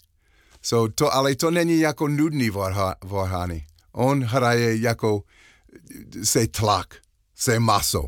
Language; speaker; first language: Czech; non-native, learner; English